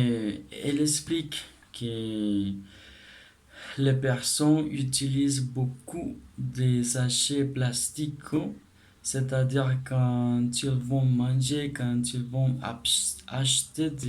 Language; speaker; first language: French; non-native, learner; Spanish